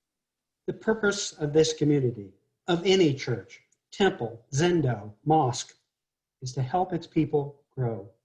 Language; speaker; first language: English; native; English